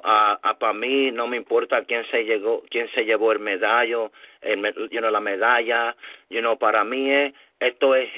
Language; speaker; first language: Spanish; early bilingual, heritage; English